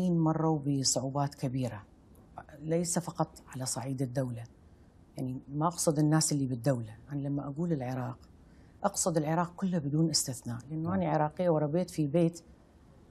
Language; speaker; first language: Arabic; native; Arabic